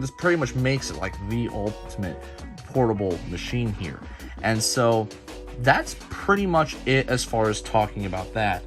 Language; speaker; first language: English; native; English